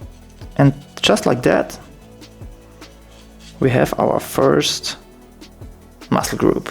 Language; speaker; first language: English; non-native, fluent; German